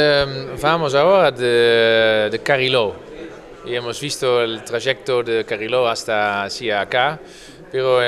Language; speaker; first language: Spanish; non-native, fluent; Dutch